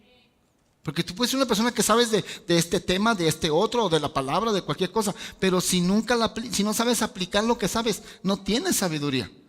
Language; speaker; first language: Spanish; native; Spanish